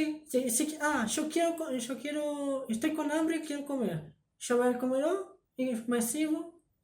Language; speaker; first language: Spanish; early bilingual, heritage; Spanish